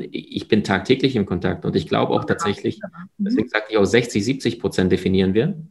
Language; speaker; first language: German; early bilingual, other home language; Russian